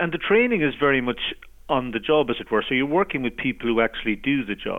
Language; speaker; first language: English; native; English